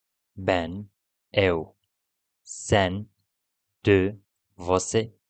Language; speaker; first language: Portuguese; non-native, learner; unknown